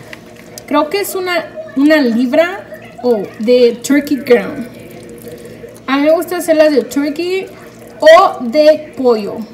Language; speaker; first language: Spanish; early bilingual, heritage; Spanish